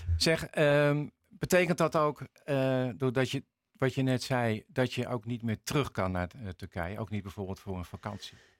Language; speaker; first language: Dutch; native; Dutch